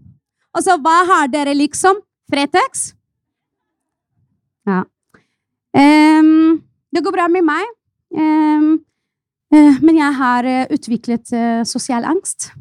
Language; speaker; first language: Norwegian; non-native, fluent; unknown